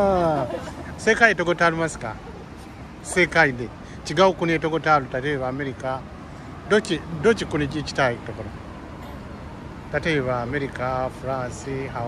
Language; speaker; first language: Japanese; non-native, learner; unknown